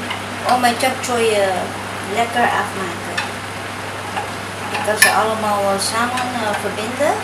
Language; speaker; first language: Dutch; non-native, fluent; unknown